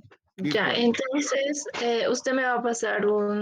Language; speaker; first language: Spanish; native; Spanish